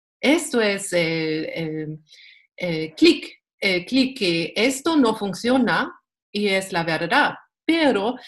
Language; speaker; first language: Spanish; non-native, learner; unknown